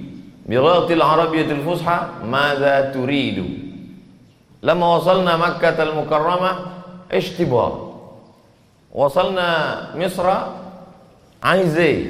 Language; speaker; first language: Arabic; non-native, fluent; Indonesian